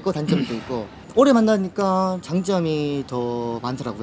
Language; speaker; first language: Korean; native; Korean